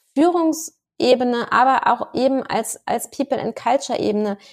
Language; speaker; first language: German; native; German